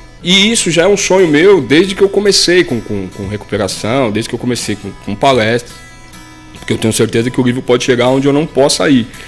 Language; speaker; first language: Portuguese; native; Portuguese